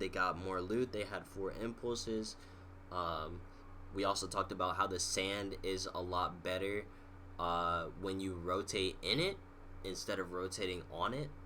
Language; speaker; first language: English; native; English